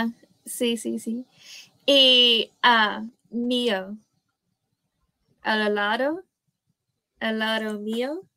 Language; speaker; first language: Spanish; non-native, learner; English